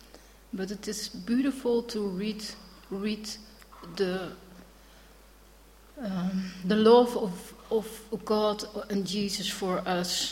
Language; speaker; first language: English; non-native, learner; Dutch